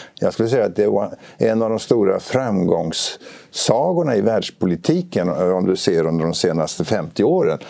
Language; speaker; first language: Swedish; native; Swedish